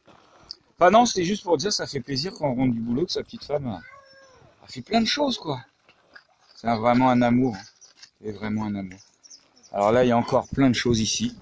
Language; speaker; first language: French; native; French